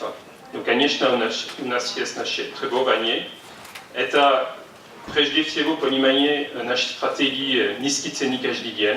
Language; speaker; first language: Russian; non-native, fluent; French